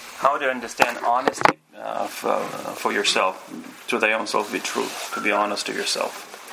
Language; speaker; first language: English; non-native, fluent; Russian